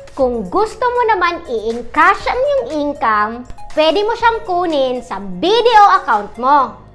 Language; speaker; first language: Filipino; non-native, local second language; Bikol